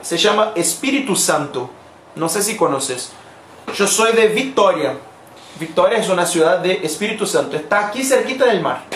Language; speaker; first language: Spanish; non-native, fluent; Portuguese